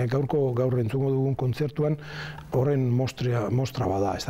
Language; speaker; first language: Basque; native; Basque